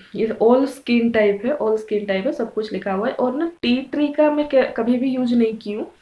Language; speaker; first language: Hindi; non-native, local second language; Odia